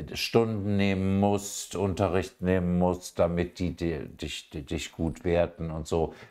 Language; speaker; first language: German; native; German